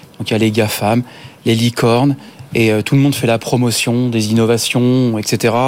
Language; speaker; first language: French; native; French